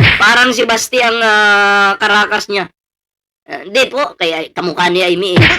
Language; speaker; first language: Filipino; non-native, local second language; Cebuano